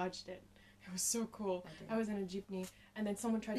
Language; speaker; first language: English; non-native, local second language; Cebuano